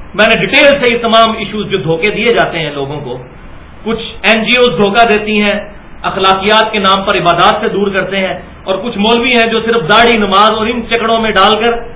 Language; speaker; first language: Urdu; non-native, local second language; Punjabi